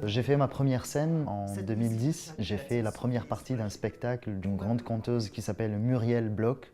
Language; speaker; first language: French; non-native, local second language; Arabic